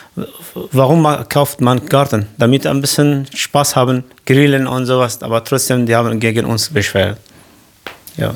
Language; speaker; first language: German; non-native, learner; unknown